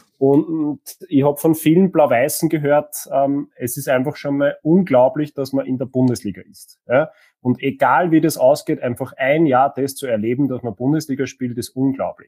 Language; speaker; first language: German; native; German